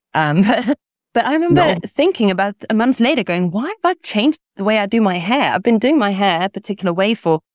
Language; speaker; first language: English; early bilingual, other home language; Italian